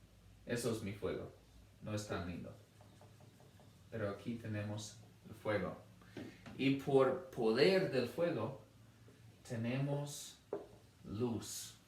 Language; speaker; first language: Spanish; non-native, fluent; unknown